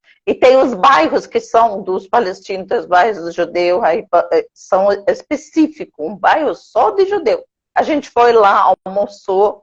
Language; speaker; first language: Portuguese; non-native, fluent; Arabic